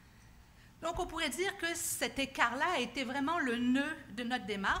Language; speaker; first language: French; native; French